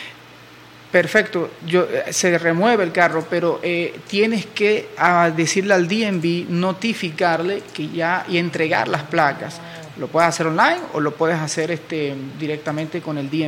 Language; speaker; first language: Spanish; native; Spanish